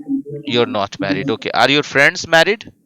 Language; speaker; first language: English; non-native, fluent; Hindi